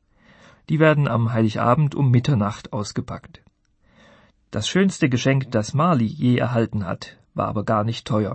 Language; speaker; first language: German; native; German